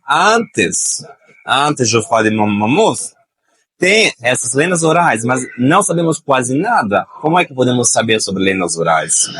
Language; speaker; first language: Portuguese; non-native, fluent; Italian